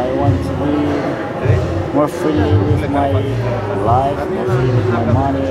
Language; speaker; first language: English; non-native, learner; Romanian